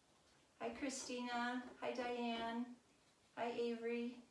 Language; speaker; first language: English; native; English